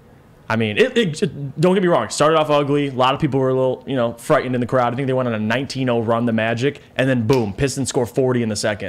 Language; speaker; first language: English; native; English